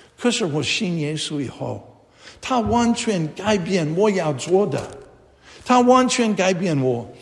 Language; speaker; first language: Chinese; non-native, fluent; English